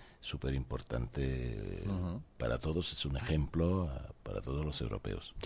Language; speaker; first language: Spanish; non-native, fluent; Italian